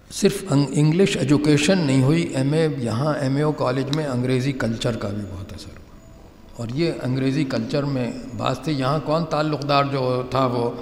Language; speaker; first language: Urdu; native; Urdu